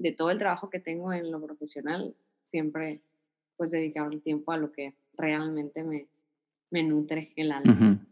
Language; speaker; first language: Spanish; native; Spanish